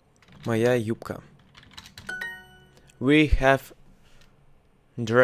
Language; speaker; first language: English; non-native, learner; Russian